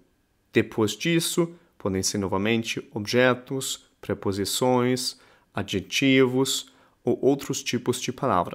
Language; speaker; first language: Portuguese; non-native, fluent; German